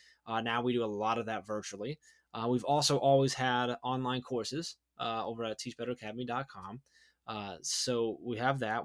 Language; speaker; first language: English; native; English